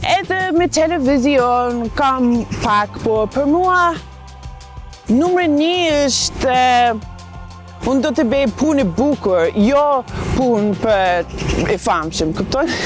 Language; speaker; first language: Albanian; non-native, learner; English